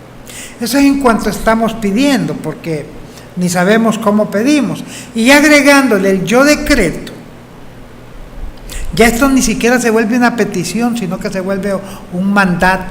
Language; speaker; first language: Spanish; native; Spanish